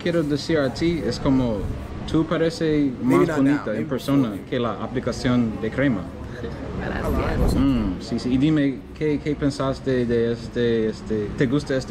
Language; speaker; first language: Spanish; non-native, learner; English